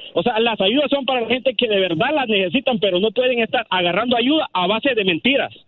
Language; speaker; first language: Spanish; native; Spanish